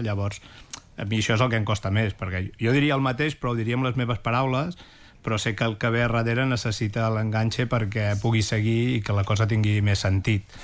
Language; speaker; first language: Catalan; native; Catalan